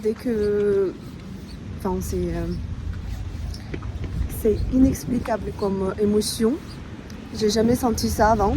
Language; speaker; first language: French; non-native, fluent; Russian